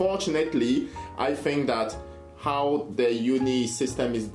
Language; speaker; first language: English; non-native, fluent; French